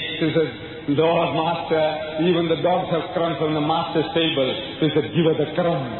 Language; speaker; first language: English; early bilingual, other home language; Gujarati